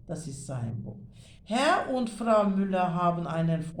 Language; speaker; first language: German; non-native, fluent; Turkish